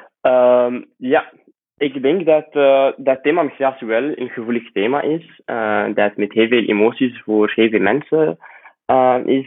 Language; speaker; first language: Dutch; non-native, fluent; Arabic